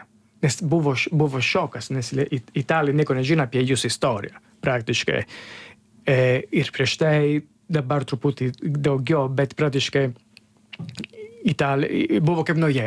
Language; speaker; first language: Lithuanian; non-native, learner; Italian